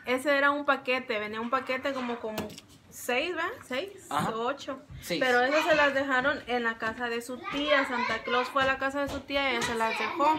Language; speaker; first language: Spanish; native; Spanish